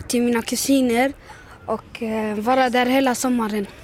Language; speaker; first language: Swedish; early bilingual, other home language; Arabic